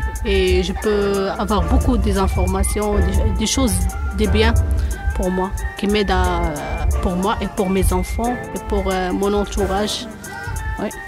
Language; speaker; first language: French; non-native, fluent; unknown